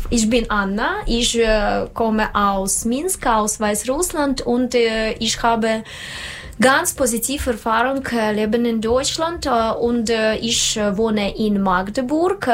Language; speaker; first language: German; non-native, learner; Russian